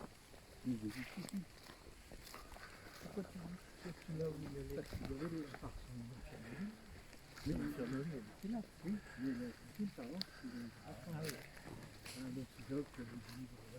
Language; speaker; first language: French; native; French